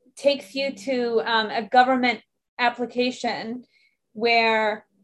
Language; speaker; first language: English; non-native, fluent; Persian